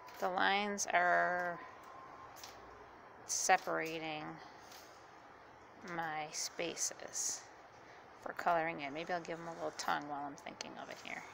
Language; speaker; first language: English; native; English